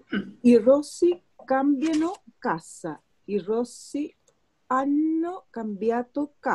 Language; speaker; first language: Italian; non-native, learner; Spanish